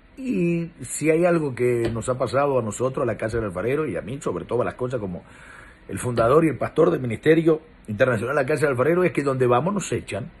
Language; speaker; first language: Spanish; non-native, fluent; Persian